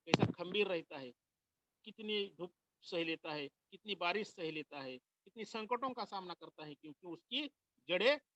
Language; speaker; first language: Hindi; non-native, local second language; Marathi